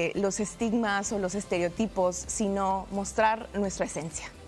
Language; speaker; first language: Spanish; early bilingual, heritage; Spanish